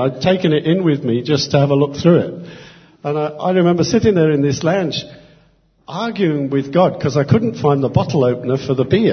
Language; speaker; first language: English; native; English